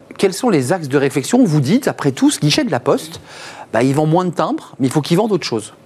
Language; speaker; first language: French; native; French